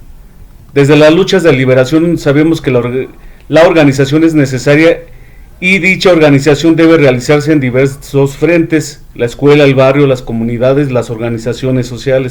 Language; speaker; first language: Spanish; native; Spanish